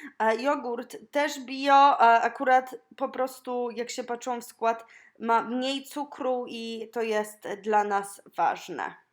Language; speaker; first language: Polish; native; Polish